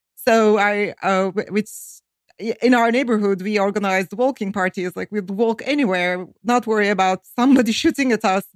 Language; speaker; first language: English; non-native, fluent; Turkish